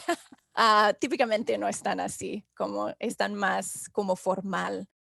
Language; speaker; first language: Spanish; non-native, fluent; English